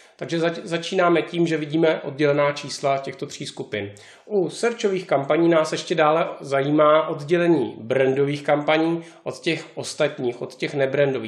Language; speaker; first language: Czech; native; Czech